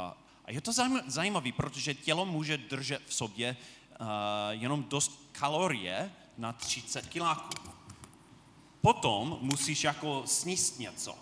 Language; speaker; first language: Czech; non-native, fluent; English